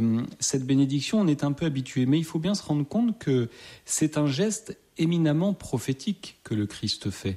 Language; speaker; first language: French; native; French